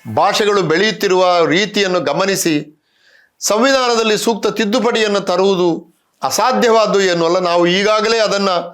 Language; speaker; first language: Kannada; non-native, local second language; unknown